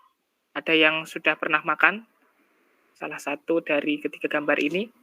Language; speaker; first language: Indonesian; native; Indonesian